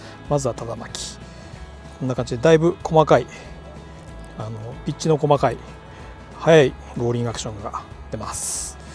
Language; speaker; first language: Japanese; native; Japanese